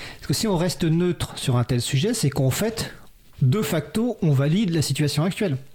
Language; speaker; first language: French; native; French